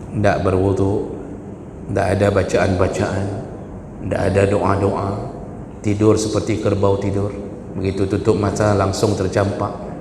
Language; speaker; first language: Malay; non-native, local second language; Achinese